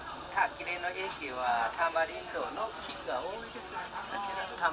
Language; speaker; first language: Japanese; non-native, learner; Thai